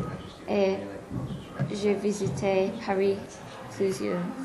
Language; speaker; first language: French; non-native, learner; English